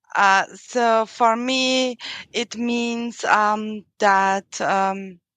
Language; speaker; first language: English; non-native, fluent; German